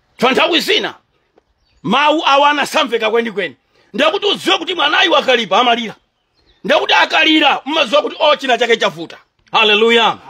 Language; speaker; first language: Nyanja; native; Nyanja